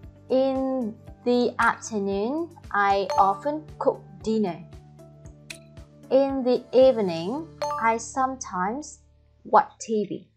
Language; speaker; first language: English; non-native, fluent; Vietnamese